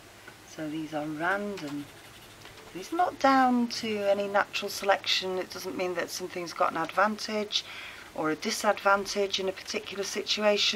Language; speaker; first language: English; native; English